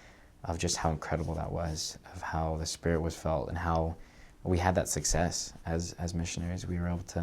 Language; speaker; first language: English; native; English